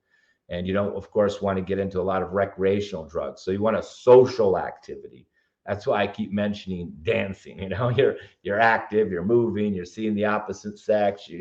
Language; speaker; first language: English; native; English